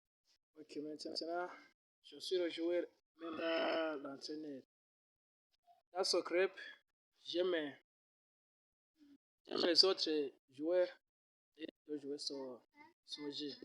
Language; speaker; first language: French; non-native, learner; Rundi